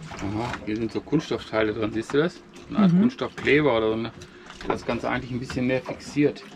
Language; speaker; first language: German; native; German